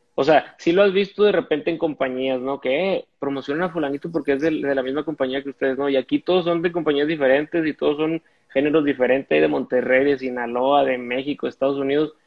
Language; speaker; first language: Spanish; native; Spanish